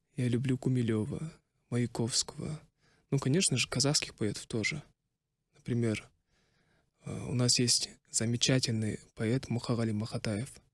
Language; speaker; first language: Russian; non-native, local second language; Kazakh